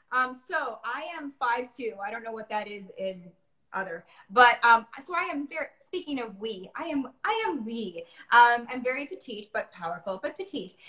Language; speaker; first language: English; native; English